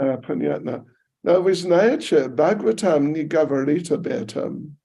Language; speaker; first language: Russian; non-native, learner; English